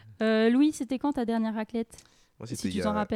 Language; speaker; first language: French; native; French